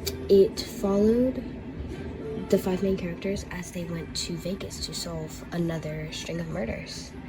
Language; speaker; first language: English; native; English